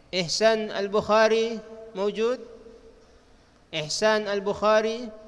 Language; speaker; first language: Arabic; non-native, fluent; Indonesian